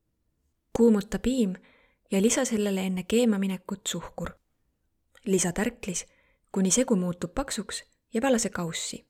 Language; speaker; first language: Estonian; non-native, learner; Arabic